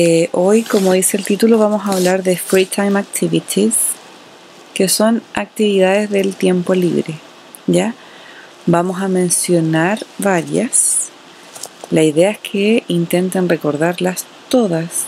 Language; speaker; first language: Spanish; native; Spanish